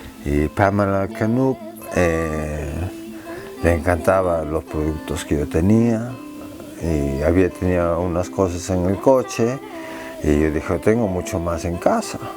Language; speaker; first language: Spanish; early bilingual, heritage; Spanish